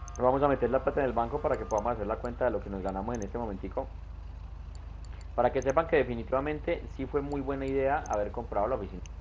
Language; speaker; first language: Spanish; native; Spanish